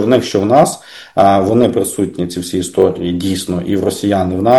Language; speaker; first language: Ukrainian; native; Ukrainian